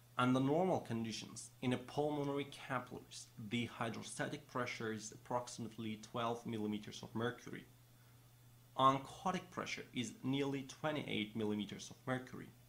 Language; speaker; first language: English; non-native, fluent; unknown